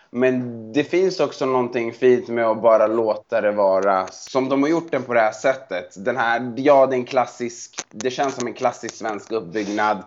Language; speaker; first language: Swedish; native; Swedish